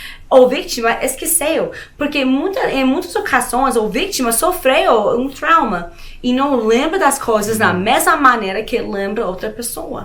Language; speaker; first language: Portuguese; non-native, fluent; Spanish